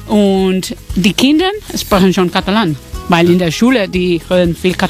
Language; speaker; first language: German; non-native, learner; Catalan